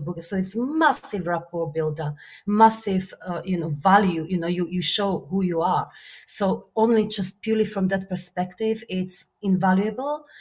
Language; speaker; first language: English; non-native, fluent; Slovak